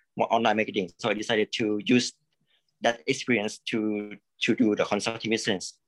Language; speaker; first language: English; non-native, learner; Thai